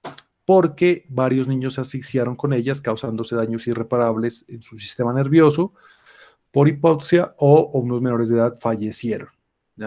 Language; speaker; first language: Spanish; native; Spanish